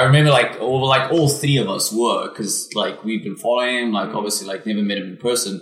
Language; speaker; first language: English; non-native, local second language; Afrikaans